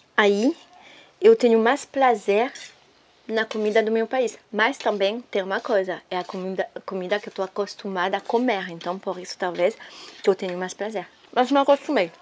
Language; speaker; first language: Portuguese; non-native, fluent; French